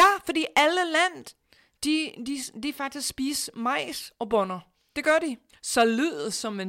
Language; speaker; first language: Danish; non-native, fluent; English